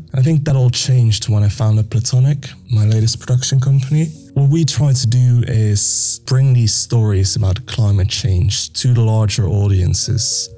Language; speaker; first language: English; non-native, fluent; Dutch